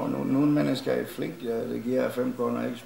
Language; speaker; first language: Danish; non-native, learner; Icelandic